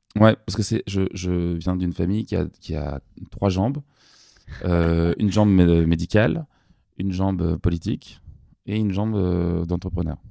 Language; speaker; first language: French; native; French